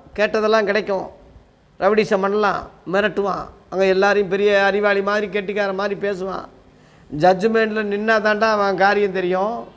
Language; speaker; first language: Tamil; non-native, local second language; Telugu